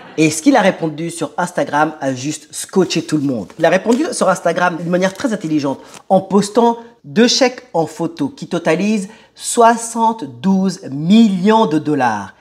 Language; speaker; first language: French; early bilingual, other home language; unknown